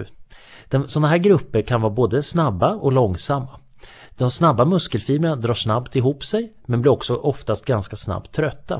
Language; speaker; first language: Swedish; native; Swedish